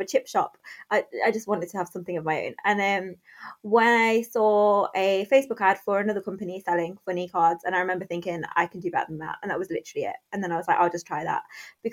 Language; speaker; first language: English; native; English